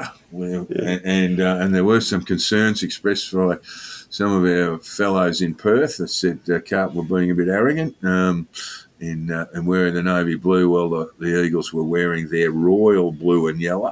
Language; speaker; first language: English; native; English